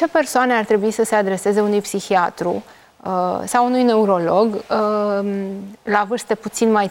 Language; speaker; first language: Romanian; native; Romanian